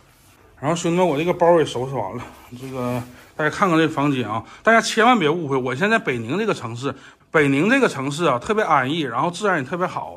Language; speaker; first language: Chinese; native; Chinese